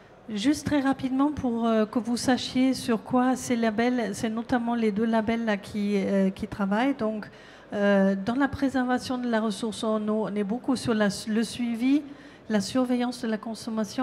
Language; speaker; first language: French; non-native, fluent; German